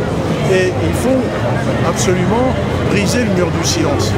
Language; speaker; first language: French; native; French